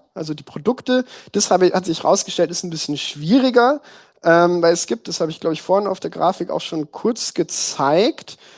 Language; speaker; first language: German; native; German